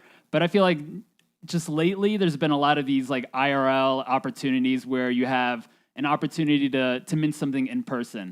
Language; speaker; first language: English; native; English